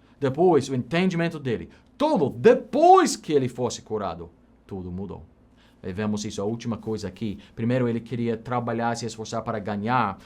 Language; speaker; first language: Portuguese; non-native, fluent; English